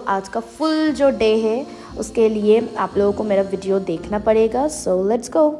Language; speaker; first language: Hindi; non-native, local second language; Bangla